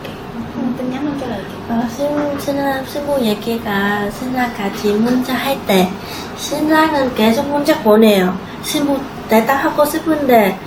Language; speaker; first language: Korean; non-native, learner; Vietnamese